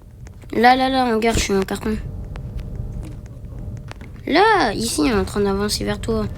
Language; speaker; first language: French; native; French